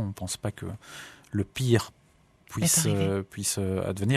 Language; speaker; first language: French; native; French